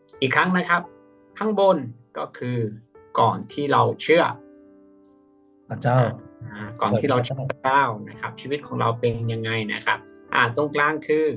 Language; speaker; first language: Thai; native; Thai